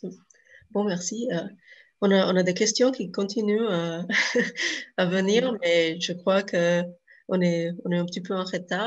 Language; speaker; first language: French; non-native, fluent; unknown